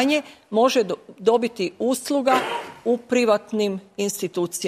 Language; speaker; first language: Croatian; native; Croatian